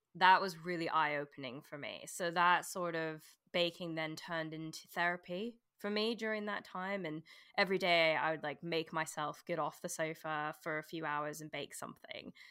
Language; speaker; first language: English; native; English